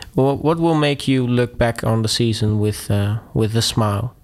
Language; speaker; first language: English; non-native, fluent; Dutch